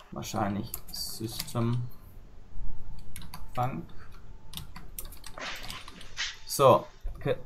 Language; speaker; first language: German; native; German